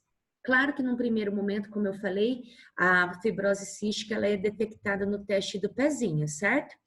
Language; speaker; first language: Portuguese; native; Portuguese